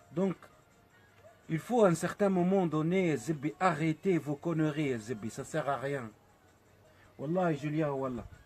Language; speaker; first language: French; non-native, local second language; Arabic